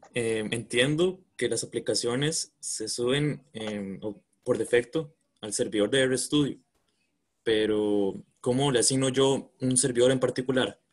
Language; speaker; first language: Spanish; native; Spanish